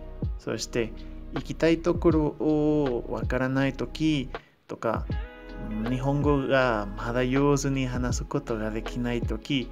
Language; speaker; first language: Japanese; non-native, learner; Spanish